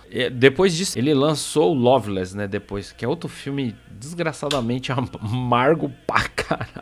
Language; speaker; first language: Portuguese; native; Portuguese